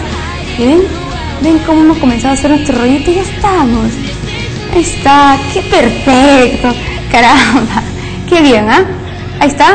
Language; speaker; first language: Spanish; native; Spanish